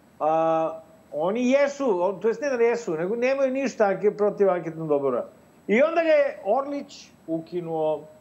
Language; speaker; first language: Serbian; native; Serbian